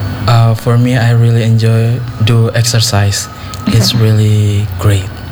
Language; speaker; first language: English; non-native, learner; Indonesian